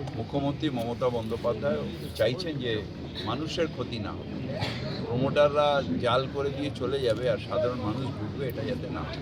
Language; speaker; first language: Bangla; non-native, local second language; Urdu